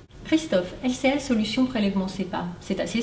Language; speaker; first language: French; native; French